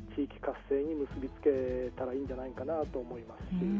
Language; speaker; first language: Japanese; native; Japanese